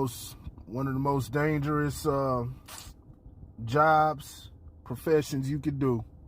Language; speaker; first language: English; native; English